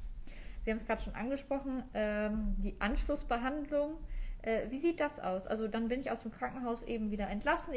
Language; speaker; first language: German; native; German